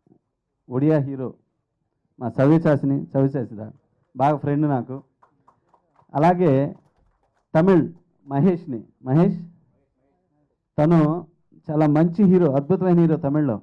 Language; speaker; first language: Telugu; native; Telugu